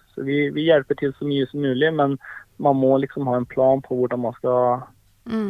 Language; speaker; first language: Norwegian; early bilingual, heritage; Swedish